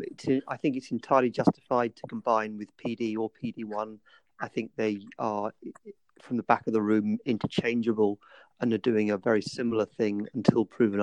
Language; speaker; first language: English; native; English